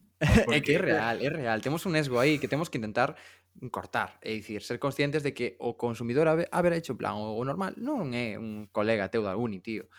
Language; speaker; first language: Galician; native; Galician